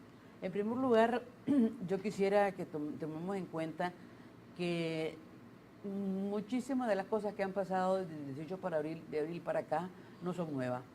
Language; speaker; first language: Spanish; native; Spanish